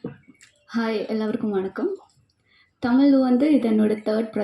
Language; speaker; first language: Tamil; non-native, learner; Malayalam